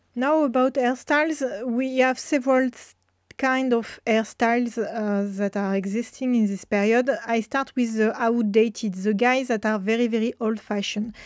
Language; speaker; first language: English; non-native, fluent; French